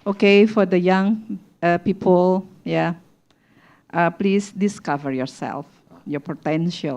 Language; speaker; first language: English; non-native, learner; Indonesian